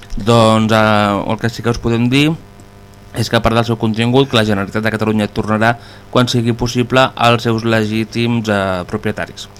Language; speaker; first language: Catalan; native; Catalan